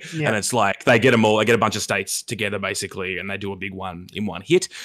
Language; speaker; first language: English; native; English